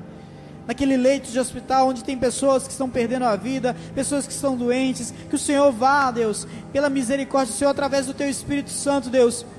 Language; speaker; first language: Portuguese; native; Portuguese